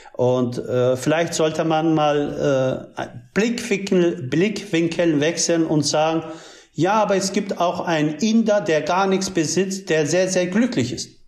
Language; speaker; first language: German; early bilingual, other home language; Turkish